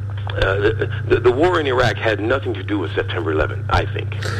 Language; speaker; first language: English; native; English